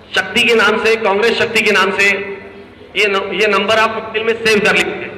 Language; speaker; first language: Hindi; non-native, local second language; Marathi